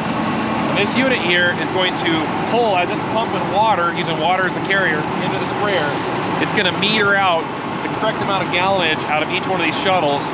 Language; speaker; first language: English; native; English